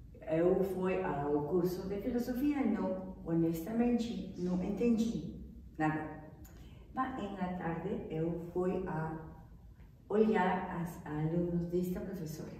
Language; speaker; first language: Portuguese; non-native, fluent; Spanish